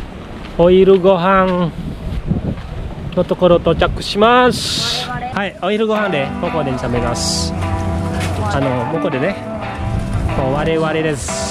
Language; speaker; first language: Japanese; non-native, fluent; Indonesian